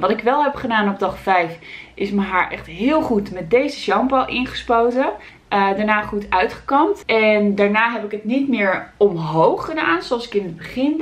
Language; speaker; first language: Dutch; native; Dutch